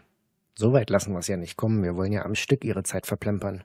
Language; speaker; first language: German; native; German